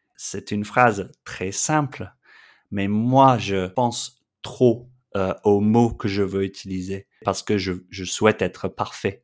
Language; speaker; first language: French; non-native, fluent; English